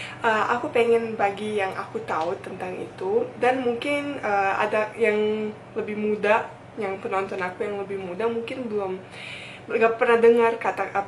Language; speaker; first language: Indonesian; non-native, fluent; Bosnian